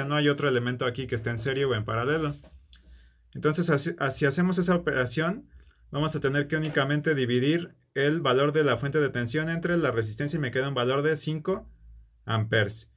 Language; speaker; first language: Spanish; native; Spanish